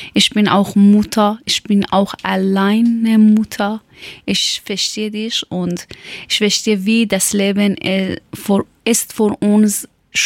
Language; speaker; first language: German; non-native, learner; Persian